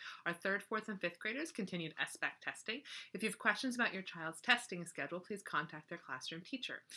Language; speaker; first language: English; native; English